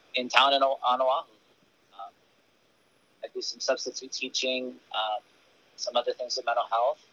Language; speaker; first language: English; native; English